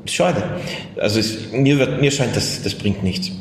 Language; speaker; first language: German; native; German